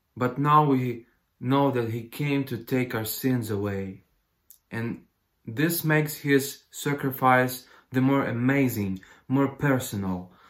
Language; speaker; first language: English; non-native, fluent; Ukrainian